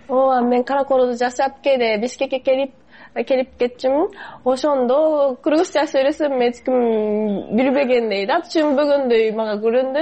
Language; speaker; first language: Kyrgyz; non-native, fluent; Japanese